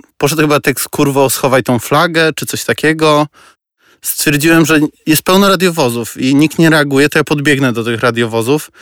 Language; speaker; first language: Polish; non-native, fluent; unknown